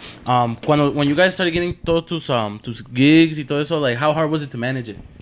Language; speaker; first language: English; early bilingual, other home language; Spanish